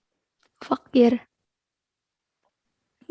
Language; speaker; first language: English; non-native, learner; Indonesian